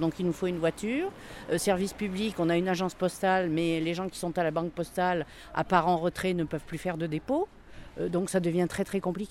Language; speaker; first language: French; native; French